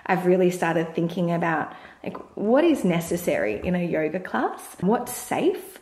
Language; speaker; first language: English; native; English